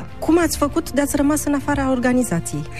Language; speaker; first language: Romanian; native; Romanian